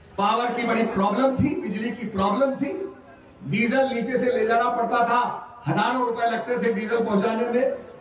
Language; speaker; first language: Hindi; native; Hindi